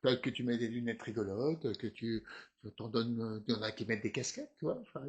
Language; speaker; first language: French; native; French